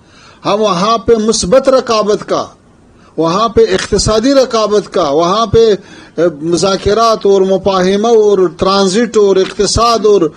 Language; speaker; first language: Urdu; non-native, fluent; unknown